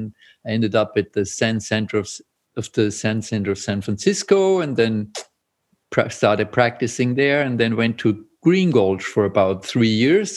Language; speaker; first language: English; non-native, fluent; German